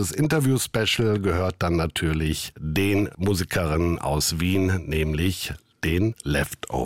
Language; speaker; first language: German; native; German